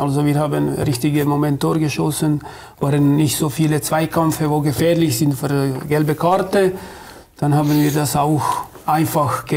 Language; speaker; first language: German; non-native, fluent; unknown